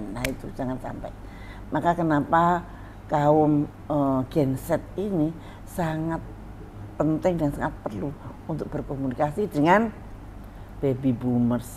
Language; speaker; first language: Indonesian; native; Indonesian